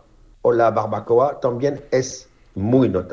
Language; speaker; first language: Spanish; non-native, learner; French